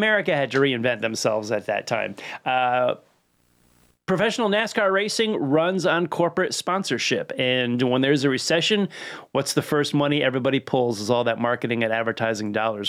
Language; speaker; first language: English; native; English